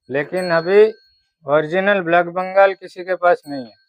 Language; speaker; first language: Hindi; non-native, local second language; Bangla